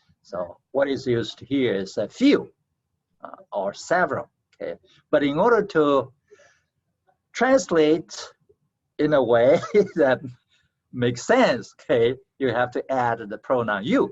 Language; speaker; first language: English; non-native, fluent; Chinese